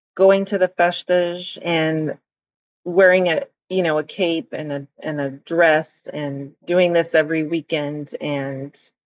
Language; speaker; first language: English; native; English